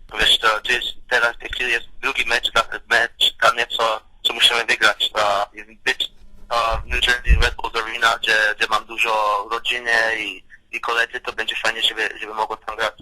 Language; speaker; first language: Polish; early bilingual, heritage; Polish